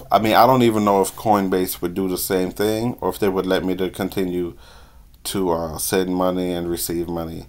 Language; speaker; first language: English; native; English